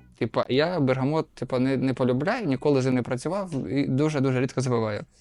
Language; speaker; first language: Ukrainian; non-native, local second language; Russian